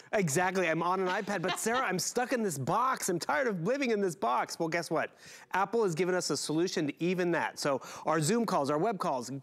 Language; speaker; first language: English; native; English